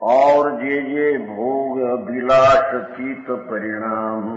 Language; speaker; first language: Hindi; non-native, local second language; Gujarati